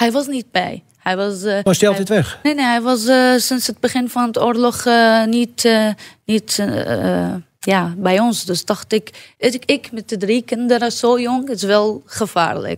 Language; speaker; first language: Dutch; non-native, learner; Arabic